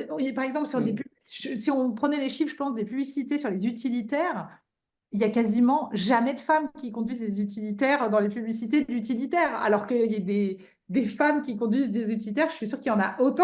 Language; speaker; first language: French; native; French